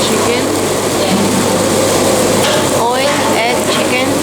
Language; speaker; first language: English; non-native, fluent; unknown